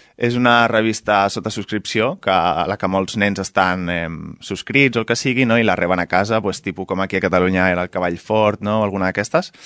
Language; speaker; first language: Catalan; non-native, local second language; Spanish